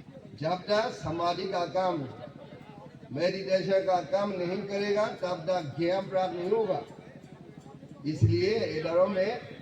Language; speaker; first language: Hindi; non-native, fluent; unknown